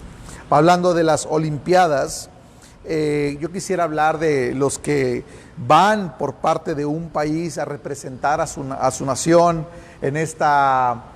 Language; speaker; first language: Spanish; native; Spanish